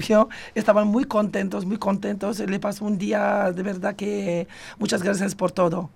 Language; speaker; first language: Spanish; non-native, fluent; Arabic